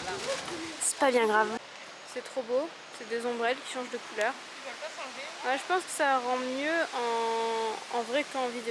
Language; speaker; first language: French; native; French